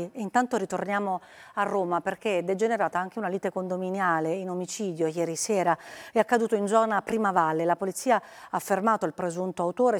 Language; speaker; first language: Italian; native; Italian